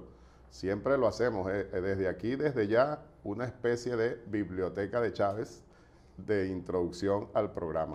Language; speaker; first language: Spanish; native; Spanish